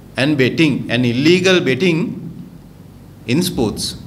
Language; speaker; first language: English; non-native, local second language; Sinhala